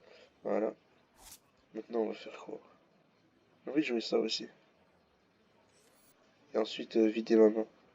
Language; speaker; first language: French; native; French